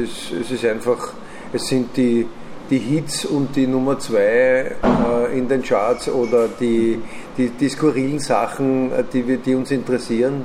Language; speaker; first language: German; native; German